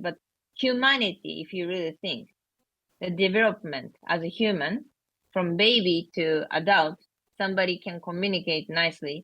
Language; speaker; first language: English; non-native, learner; Japanese